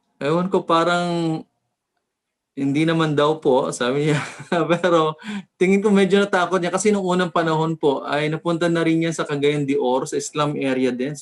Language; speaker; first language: Filipino; native; Filipino